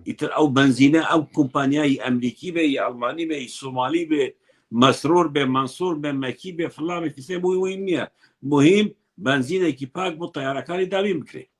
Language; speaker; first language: Central Kurdish; non-native, local second language; Kurdish